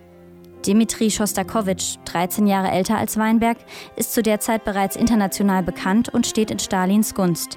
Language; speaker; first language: German; native; German